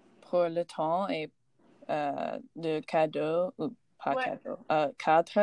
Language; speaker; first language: French; non-native, learner; English